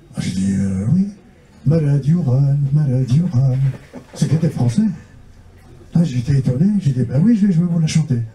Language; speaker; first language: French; non-native, local second language; Kabyle